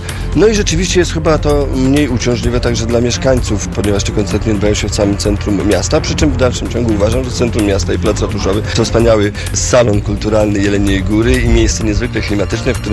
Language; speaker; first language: Polish; native; Polish